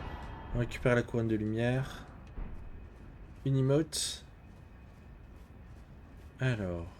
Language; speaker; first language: French; native; French